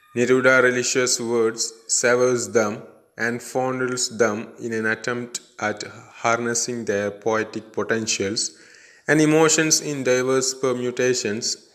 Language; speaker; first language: English; non-native, local second language; Malayalam